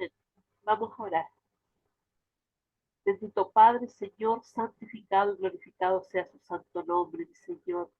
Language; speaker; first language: Spanish; native; Spanish